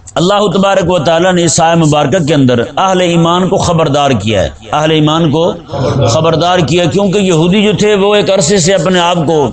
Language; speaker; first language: Urdu; non-native, local second language; Punjabi